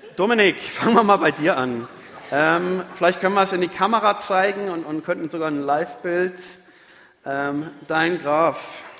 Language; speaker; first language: German; native; German